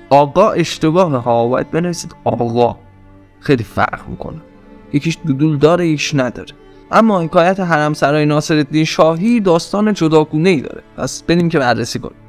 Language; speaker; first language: Persian; non-native, local second language; Azerbaijani